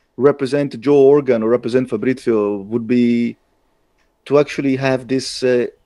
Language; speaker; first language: English; non-native, fluent; Italian